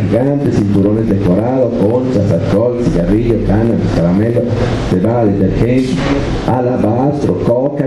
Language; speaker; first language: Spanish; non-native, fluent; Italian